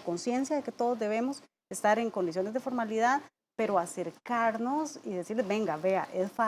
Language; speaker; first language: Spanish; native; Spanish